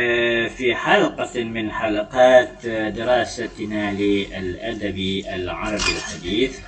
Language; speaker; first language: Arabic; non-native, fluent; Malay